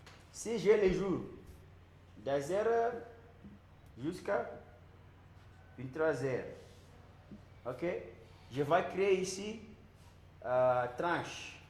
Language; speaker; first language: French; non-native, learner; Portuguese